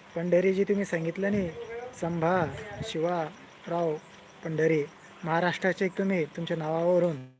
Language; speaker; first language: Hindi; non-native, local second language; Marathi